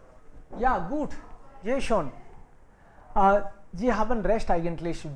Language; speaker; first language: German; non-native, fluent; Hindi